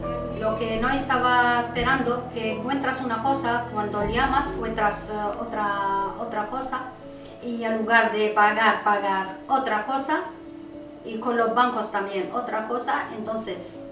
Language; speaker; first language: Spanish; non-native, local second language; Arabic